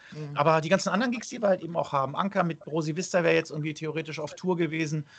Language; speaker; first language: German; early bilingual, other home language; Arabic